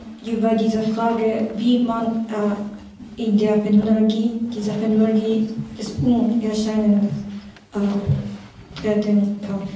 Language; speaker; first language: German; non-native, learner; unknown